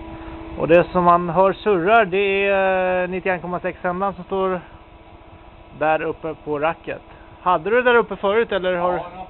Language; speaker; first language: Swedish; native; Swedish